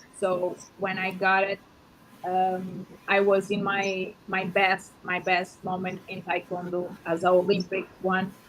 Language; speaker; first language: English; non-native, learner; Portuguese